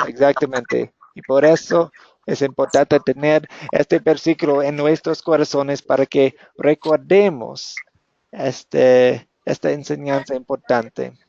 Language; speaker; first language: Spanish; non-native, fluent; English